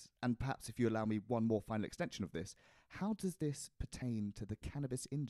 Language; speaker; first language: English; native; English